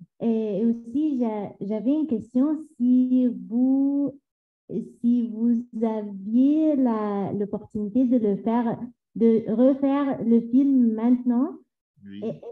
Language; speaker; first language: French; non-native, learner; Arabic